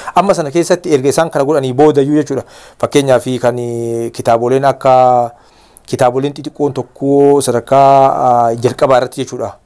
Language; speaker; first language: Oromo; native; Oromo